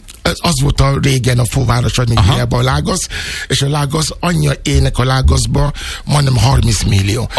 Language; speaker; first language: Hungarian; non-native, learner; Yoruba